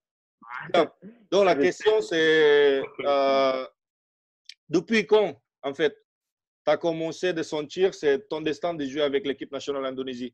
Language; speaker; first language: French; non-native, fluent; Indonesian